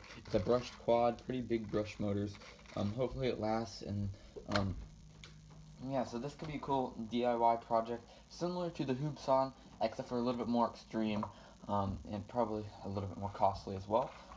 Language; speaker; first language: English; native; English